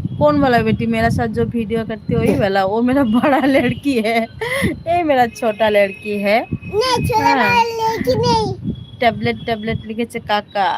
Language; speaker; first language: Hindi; non-native, local second language; Bangla